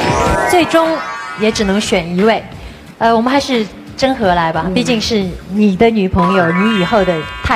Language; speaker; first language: Chinese; native; Chinese